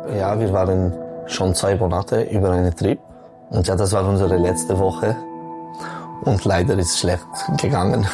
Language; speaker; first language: German; non-native, local second language; French